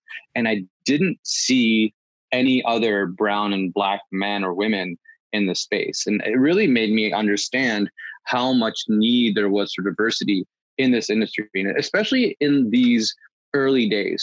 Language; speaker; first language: English; native; English